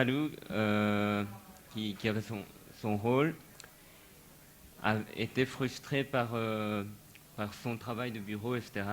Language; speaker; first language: French; non-native, fluent; Japanese